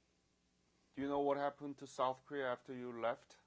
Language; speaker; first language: English; non-native, fluent; Korean